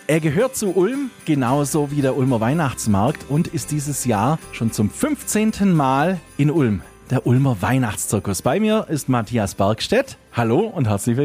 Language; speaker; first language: German; native; German